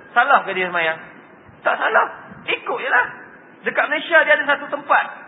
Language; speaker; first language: Malay; native; Malay